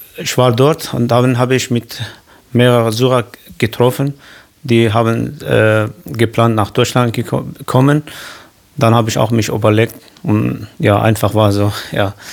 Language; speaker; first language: German; non-native, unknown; Kurdish